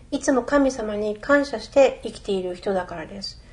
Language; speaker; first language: Japanese; early bilingual, other home language; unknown